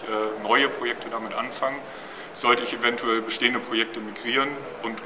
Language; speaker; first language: German; native; German